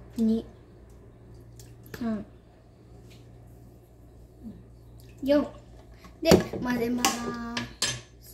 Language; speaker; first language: Japanese; non-native, fluent; Cebuano